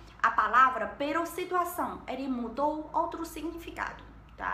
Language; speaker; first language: Portuguese; non-native, learner; Chinese